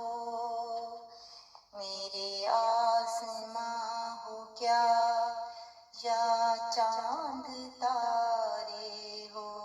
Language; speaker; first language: Urdu; native; Urdu